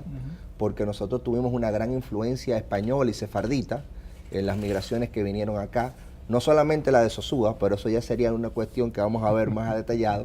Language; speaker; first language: Spanish; native; Spanish